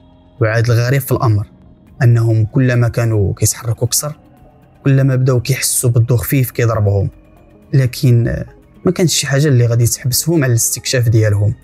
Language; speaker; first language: Arabic; native; Arabic